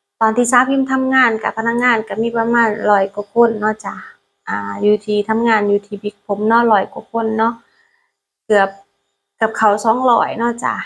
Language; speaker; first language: Thai; non-native, learner; Lao